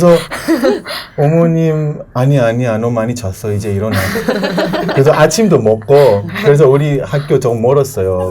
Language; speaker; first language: Korean; non-native, learner; Persian